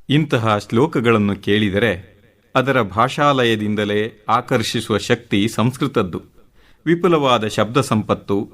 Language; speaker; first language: Kannada; native; Kannada